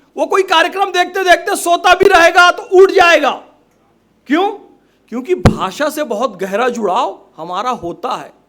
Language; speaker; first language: Hindi; native; Hindi